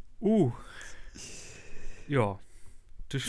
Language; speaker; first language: German; native; German